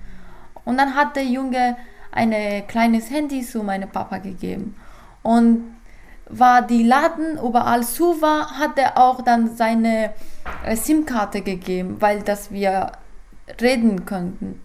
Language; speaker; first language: German; non-native, fluent; Persian